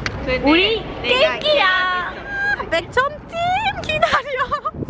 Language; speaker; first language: Korean; non-native, learner; French